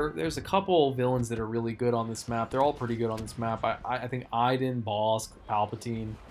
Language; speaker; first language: English; native; English